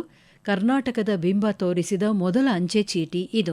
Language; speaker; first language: Kannada; native; Kannada